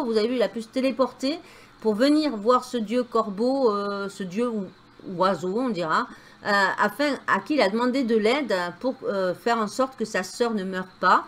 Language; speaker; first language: French; native; French